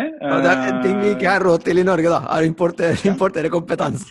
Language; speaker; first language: Norwegian; non-native, fluent; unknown